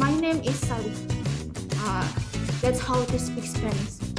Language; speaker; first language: English; non-native, local second language; Indonesian